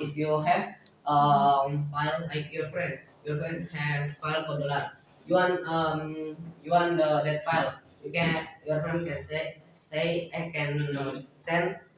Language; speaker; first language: English; non-native, learner; Indonesian